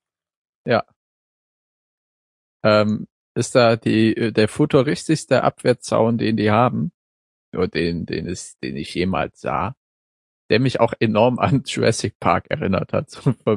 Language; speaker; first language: German; native; German